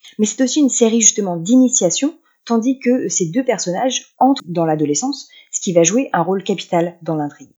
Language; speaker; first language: French; native; French